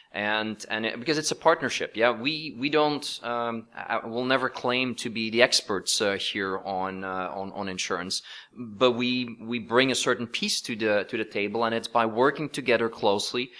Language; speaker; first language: English; non-native, fluent; Dutch